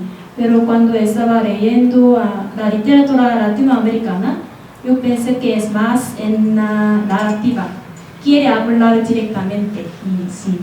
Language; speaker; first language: Spanish; non-native, learner; Korean